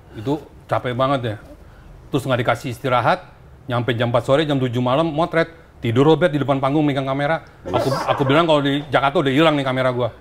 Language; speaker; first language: Indonesian; native; Indonesian